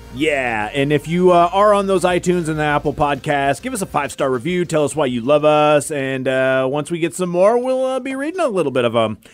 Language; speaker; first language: English; native; English